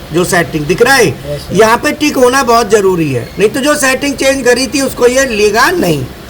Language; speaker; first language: Hindi; native; Hindi